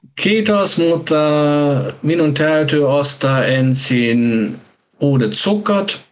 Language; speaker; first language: Finnish; non-native, learner; German